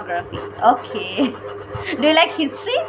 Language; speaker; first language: English; non-native, learner; Kannada